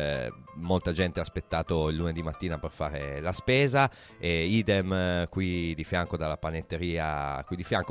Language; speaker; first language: Italian; native; Italian